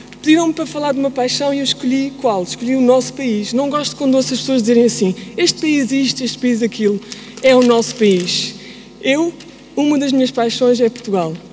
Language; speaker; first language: Portuguese; early bilingual, heritage; Portuguese